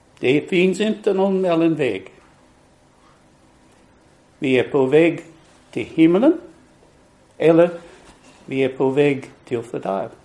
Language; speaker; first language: Swedish; non-native, fluent; English